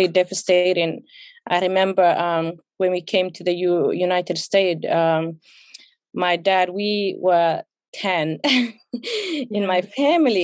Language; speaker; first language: English; non-native, fluent; Somali